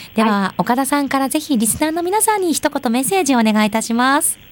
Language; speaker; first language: Japanese; native; Japanese